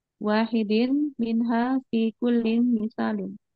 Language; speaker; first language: Arabic; non-native, learner; Indonesian